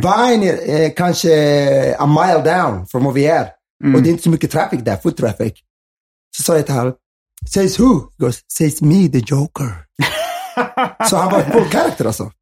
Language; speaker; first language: Swedish; early bilingual, other home language; Somali